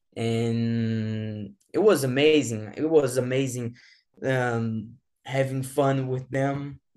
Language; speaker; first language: English; non-native, fluent; Portuguese